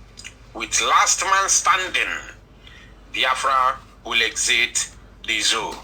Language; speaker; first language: English; non-native, local second language; Igbo